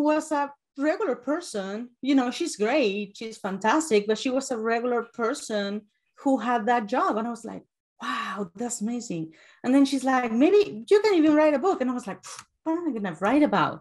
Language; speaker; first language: English; non-native, fluent; Spanish